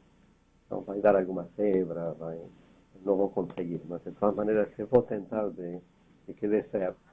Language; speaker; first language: Portuguese; non-native, fluent; Spanish